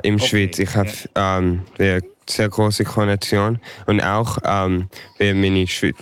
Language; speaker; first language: German; early bilingual, heritage; English